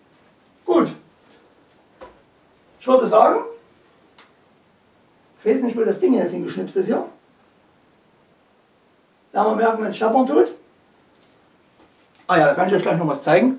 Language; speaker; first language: German; native; German